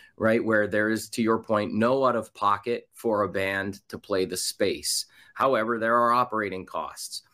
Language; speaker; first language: English; native; English